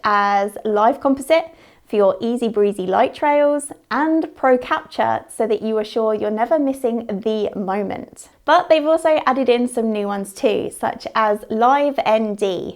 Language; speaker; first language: English; native; English